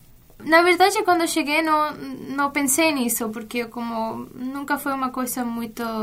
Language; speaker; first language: Portuguese; non-native, fluent; Spanish